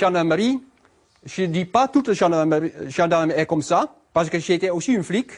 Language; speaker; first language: French; non-native, learner; Dutch